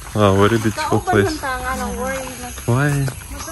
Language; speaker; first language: English; non-native, learner; Russian